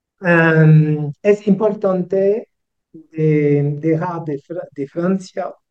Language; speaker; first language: Spanish; non-native, learner; French